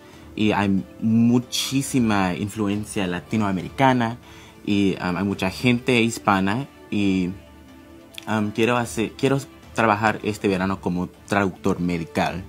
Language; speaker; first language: Spanish; non-native, fluent; English